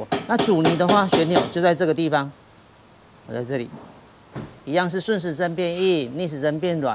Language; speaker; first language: Chinese; native; Chinese